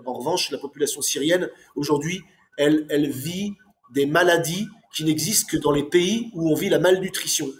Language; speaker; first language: French; native; French